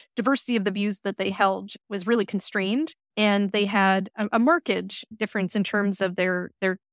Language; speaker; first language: English; native; English